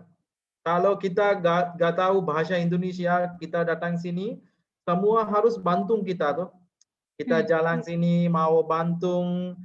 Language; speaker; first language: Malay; non-native, learner; Sinhala